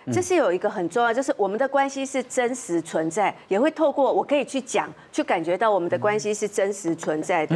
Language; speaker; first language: Chinese; native; Chinese